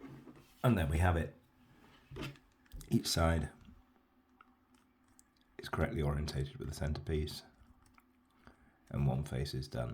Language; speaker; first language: English; native; English